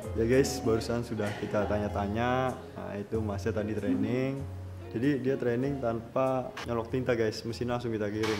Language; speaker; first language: Indonesian; native; Indonesian